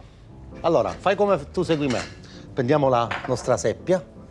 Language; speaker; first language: Italian; native; Italian